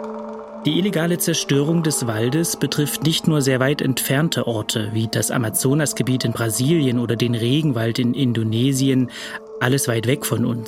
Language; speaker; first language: German; native; German